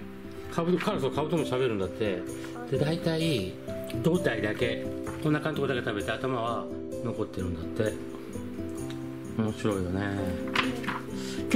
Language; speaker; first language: Japanese; native; Japanese